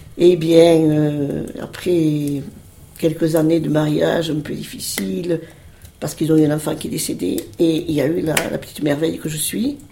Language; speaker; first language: French; early bilingual, other home language; Spanish